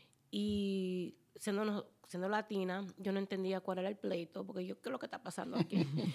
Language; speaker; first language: Spanish; early bilingual, heritage; Spanish